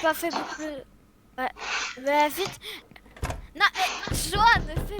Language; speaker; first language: French; native; French